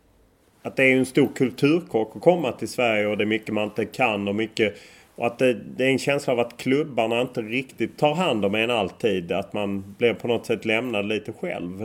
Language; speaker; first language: Swedish; native; Swedish